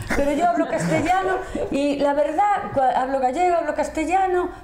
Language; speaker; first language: Spanish; non-native, local second language; Galician